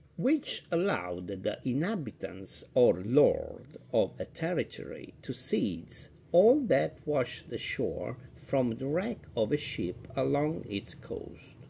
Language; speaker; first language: English; non-native, fluent; Italian